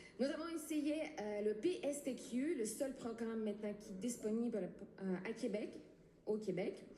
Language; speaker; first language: French; non-native, learner; Ukrainian